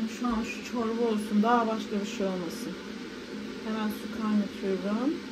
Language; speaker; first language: Turkish; early bilingual, heritage; Turkish